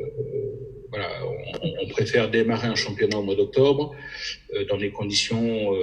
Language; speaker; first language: French; native; French